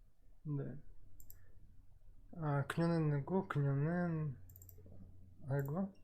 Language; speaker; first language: Korean; non-native, learner; Russian